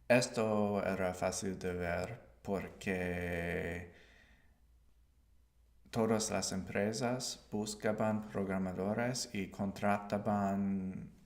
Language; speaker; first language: Spanish; non-native, learner; English